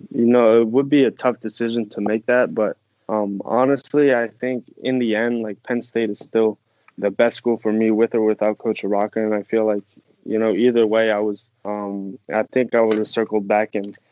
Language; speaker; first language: English; non-native, fluent; French